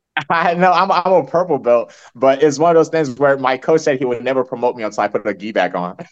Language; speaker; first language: English; early bilingual, other home language; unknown